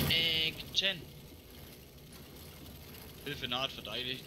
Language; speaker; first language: German; native; German